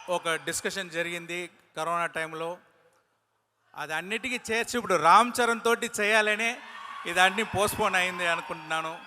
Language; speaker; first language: Telugu; non-native, learner; Tamil